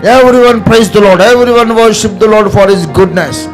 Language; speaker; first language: English; non-native, local second language; Telugu